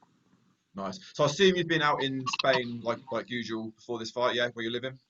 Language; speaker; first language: English; native; English